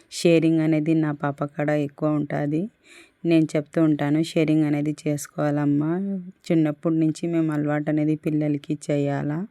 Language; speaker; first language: Telugu; non-native, local second language; Urdu